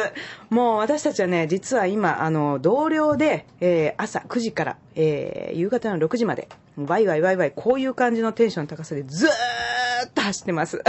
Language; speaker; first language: Japanese; native; Japanese